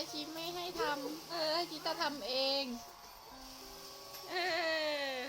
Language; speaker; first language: Thai; native; Thai